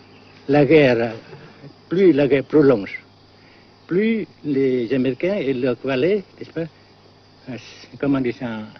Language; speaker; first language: French; non-native, local second language; Vietnamese